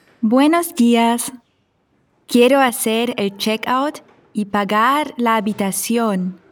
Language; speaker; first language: Spanish; non-native, fluent; German